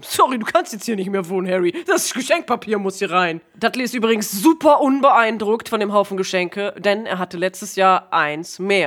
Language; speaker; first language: German; native; German